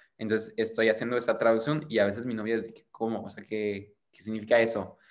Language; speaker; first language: Spanish; non-native, fluent; French